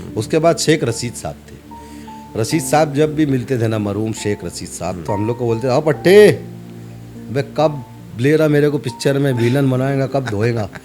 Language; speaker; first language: Hindi; non-native, local second language; Urdu